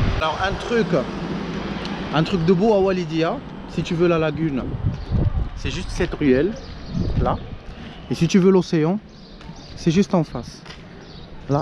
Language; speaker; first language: French; native; French